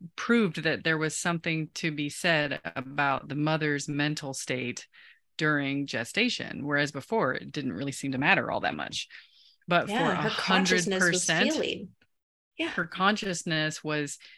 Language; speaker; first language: English; native; English